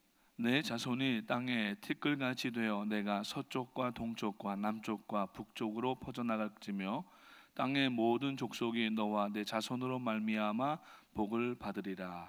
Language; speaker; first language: Korean; native; Korean